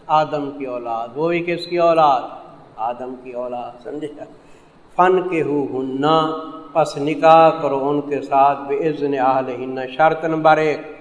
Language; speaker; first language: Urdu; non-native, local second language; Punjabi